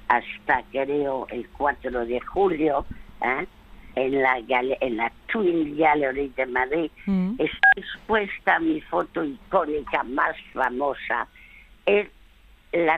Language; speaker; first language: Spanish; early bilingual, other home language; French